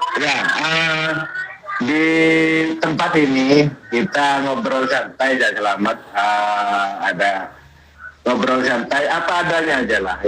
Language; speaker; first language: Indonesian; non-native, local second language; Madurese